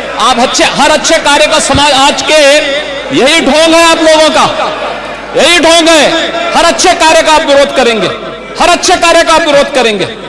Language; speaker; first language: Hindi; native; Hindi